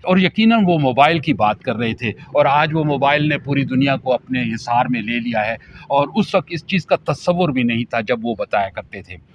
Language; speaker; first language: Urdu; non-native, local second language; Pashto